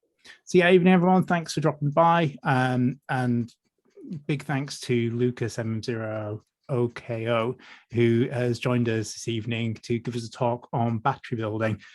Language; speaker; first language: English; native; English